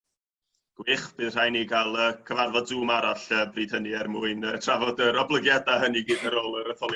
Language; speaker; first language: Welsh; native; Welsh